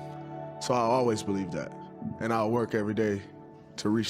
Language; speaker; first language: English; native; English